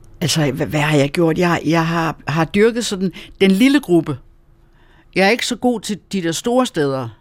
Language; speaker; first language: Danish; native; Danish